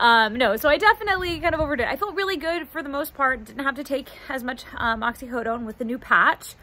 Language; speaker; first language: English; native; English